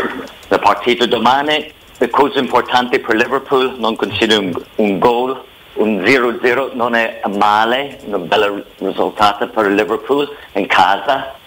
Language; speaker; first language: Italian; non-native, fluent; English